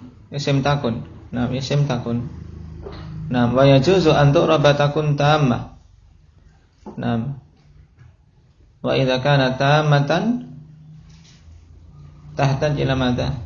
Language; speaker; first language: Arabic; non-native, fluent; Indonesian